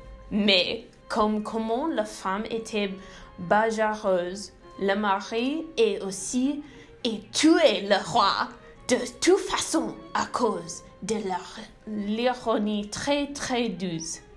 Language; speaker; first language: French; non-native, learner; English